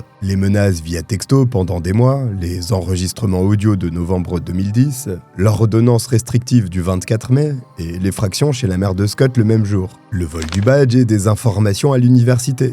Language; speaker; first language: French; native; French